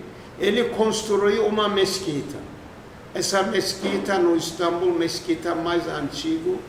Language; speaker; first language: Portuguese; non-native, fluent; Turkish